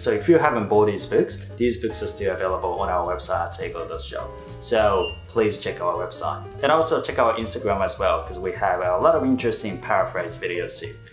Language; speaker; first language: English; non-native, fluent; Japanese